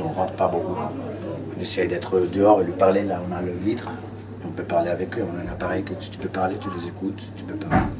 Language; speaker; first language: French; non-native, learner; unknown